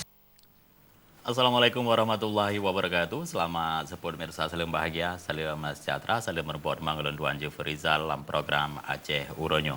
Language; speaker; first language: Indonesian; non-native, local second language; Achinese